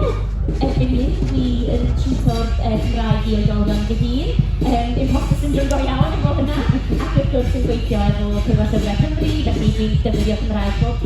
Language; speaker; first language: Welsh; non-native, local second language; English